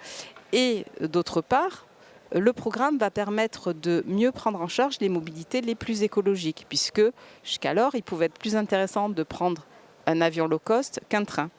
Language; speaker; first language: French; native; French